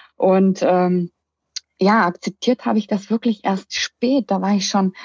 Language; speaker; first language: German; early bilingual, other home language; Russian